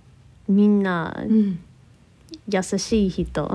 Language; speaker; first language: Japanese; non-native, learner; English